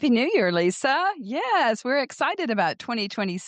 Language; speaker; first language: English; native; English